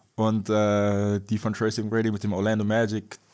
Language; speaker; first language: German; native; German